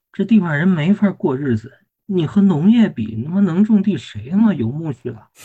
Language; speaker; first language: Chinese; native; Chinese